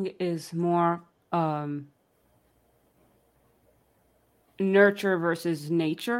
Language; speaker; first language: English; early bilingual, other home language; Yiddish